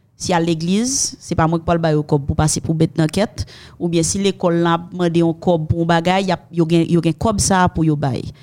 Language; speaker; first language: French; non-native, local second language; Haitian Creole